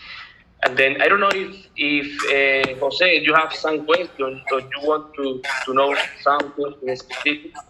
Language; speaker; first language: English; non-native, learner; Spanish